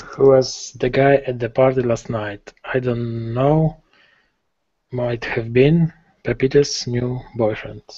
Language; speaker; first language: English; non-native, learner; Polish